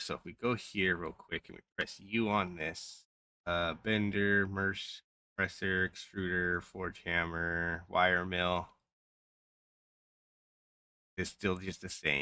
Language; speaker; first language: English; native; English